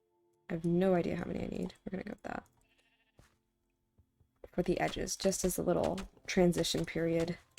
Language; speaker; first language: English; native; English